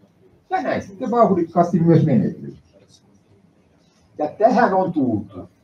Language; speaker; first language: Finnish; native; Finnish